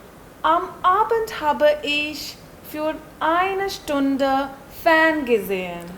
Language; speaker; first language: German; non-native, learner; Hindi